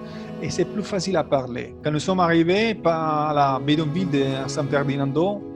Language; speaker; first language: French; non-native, learner; Italian